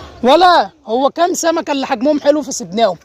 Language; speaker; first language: Arabic; native; Arabic